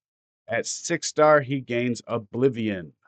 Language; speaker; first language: English; native; English